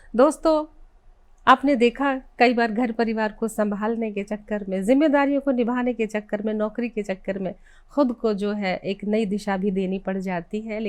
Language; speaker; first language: Hindi; native; Hindi